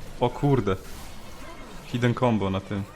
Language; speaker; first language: Polish; native; Polish